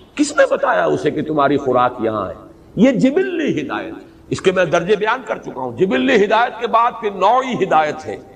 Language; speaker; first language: Urdu; native; Urdu